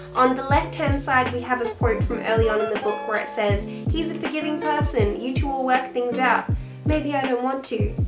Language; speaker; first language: English; native; English